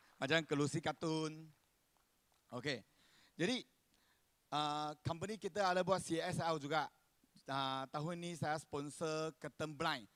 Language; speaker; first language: Malay; non-native, local second language; Chinese